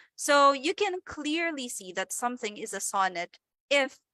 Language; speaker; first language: English; non-native, local second language; Filipino